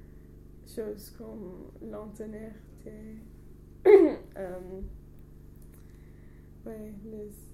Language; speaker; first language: French; non-native, learner; English